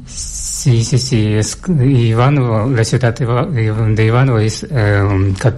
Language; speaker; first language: Catalan; non-native, learner; Russian